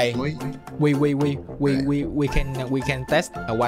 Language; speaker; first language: English; non-native, learner; Vietnamese